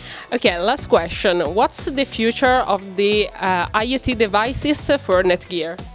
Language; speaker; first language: English; non-native, fluent; Italian